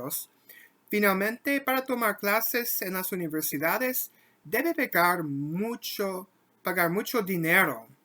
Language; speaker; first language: Spanish; non-native, learner; English